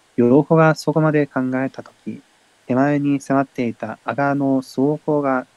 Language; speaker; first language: Japanese; non-native, learner; English